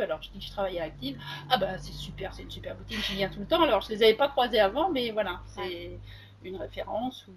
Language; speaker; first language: French; native; French